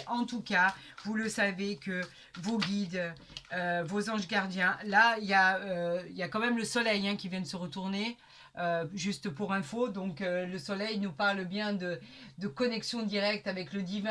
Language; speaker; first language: French; native; French